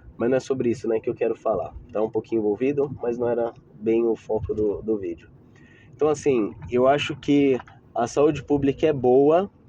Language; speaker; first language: Portuguese; native; Portuguese